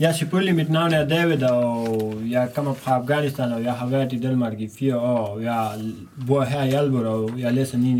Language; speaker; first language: Danish; non-native, learner; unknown